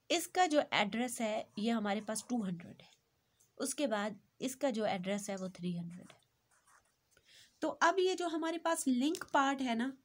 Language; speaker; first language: Urdu; native; Urdu